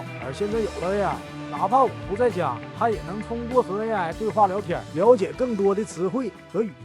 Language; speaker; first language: Chinese; native; Chinese